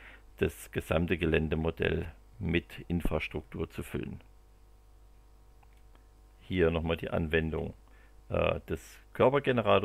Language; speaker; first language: German; native; German